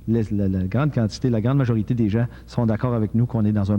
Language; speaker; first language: French; native; French